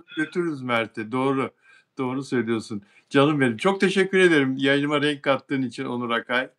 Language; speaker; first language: Turkish; native; Turkish